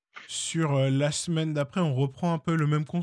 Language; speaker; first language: French; native; French